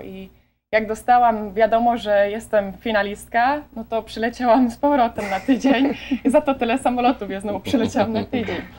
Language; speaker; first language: Polish; early bilingual, heritage; Polish